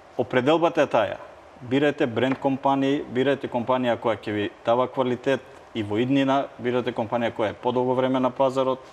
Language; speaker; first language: Macedonian; non-native, local second language; Albanian